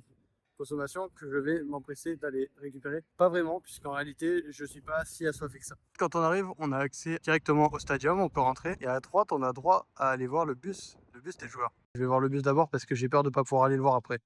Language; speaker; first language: French; native; French